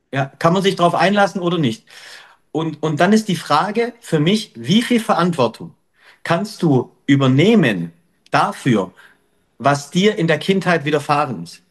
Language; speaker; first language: German; native; German